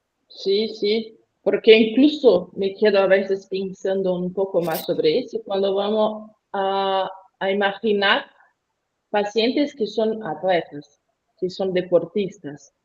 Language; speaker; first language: Spanish; non-native, learner; Portuguese